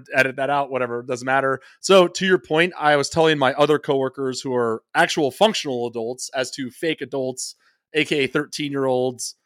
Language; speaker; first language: English; native; English